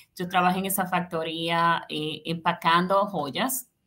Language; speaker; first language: Spanish; native; Spanish